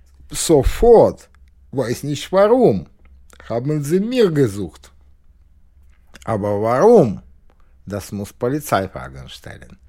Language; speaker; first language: German; non-native, learner; Russian